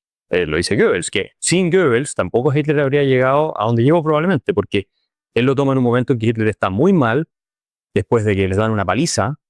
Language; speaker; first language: Spanish; native; Spanish